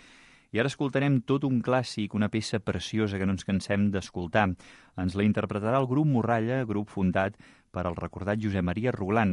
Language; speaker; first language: Catalan; native; Catalan